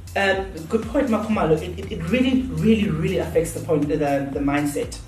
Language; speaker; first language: English; non-native, local second language; Zulu